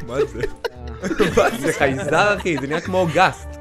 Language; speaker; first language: Hebrew; native; Hebrew